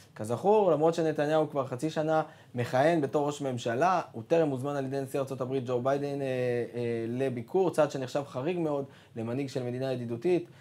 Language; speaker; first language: Hebrew; native; Hebrew